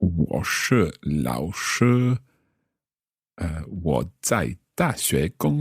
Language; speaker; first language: Chinese; non-native, learner; English